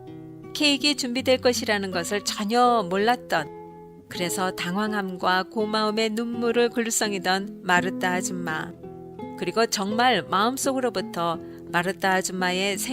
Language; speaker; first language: Korean; native; Korean